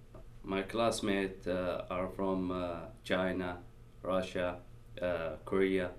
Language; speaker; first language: English; non-native, learner; Arabic